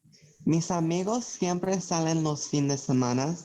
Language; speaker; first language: Spanish; non-native, learner; English